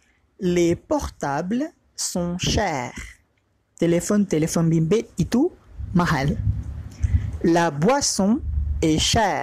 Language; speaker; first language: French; non-native, fluent; Malay